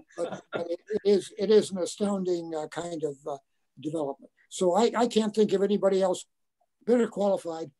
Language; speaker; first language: English; native; English